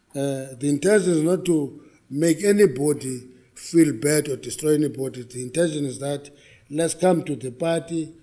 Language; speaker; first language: English; non-native, local second language; Xhosa